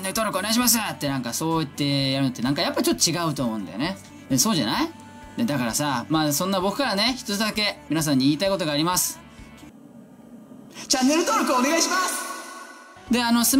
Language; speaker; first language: Japanese; native; Japanese